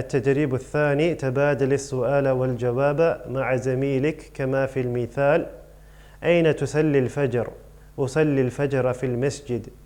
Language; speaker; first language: Arabic; non-native, fluent; English